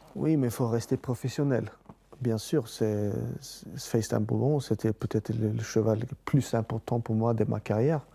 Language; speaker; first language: French; non-native, fluent; Swedish